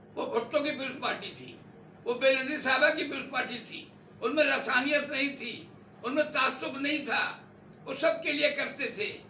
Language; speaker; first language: Urdu; native; Urdu